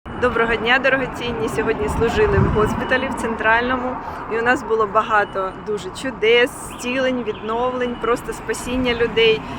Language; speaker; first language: Ukrainian; native; Ukrainian